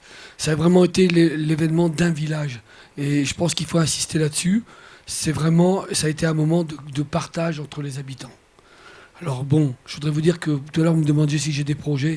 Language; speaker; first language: French; native; French